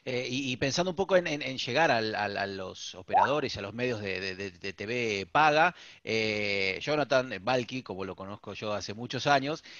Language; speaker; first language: Spanish; native; Spanish